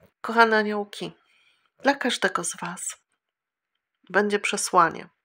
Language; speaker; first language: Polish; native; Polish